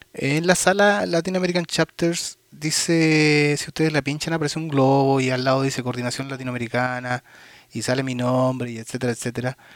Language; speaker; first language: Spanish; native; Spanish